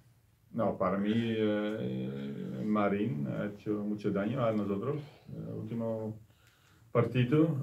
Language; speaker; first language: Spanish; non-native, learner; Dutch